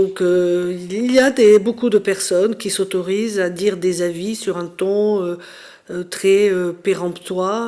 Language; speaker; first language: French; native; French